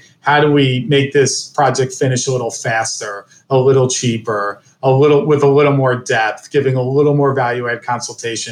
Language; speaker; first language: English; native; English